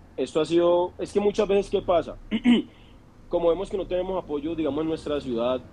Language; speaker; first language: Spanish; native; Spanish